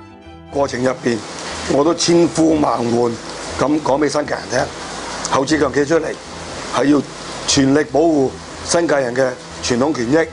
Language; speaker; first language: Cantonese; native; Cantonese